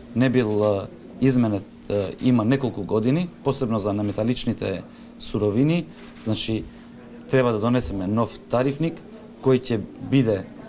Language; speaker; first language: Macedonian; non-native, local second language; Albanian